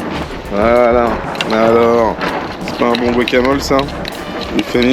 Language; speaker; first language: French; native; French